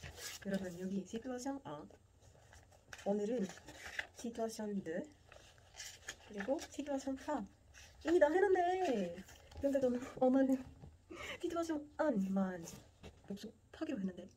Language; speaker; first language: Korean; non-native, fluent; Portuguese